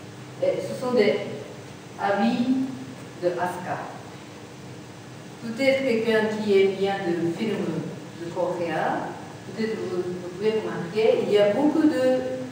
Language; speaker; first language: French; non-native, learner; Japanese